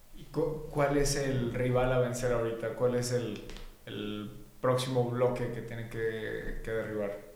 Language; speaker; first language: Spanish; native; Spanish